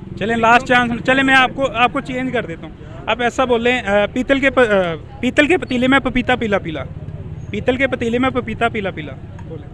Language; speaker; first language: Urdu; non-native, local second language; Punjabi